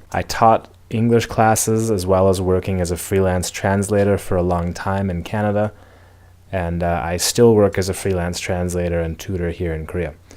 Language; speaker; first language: English; native; English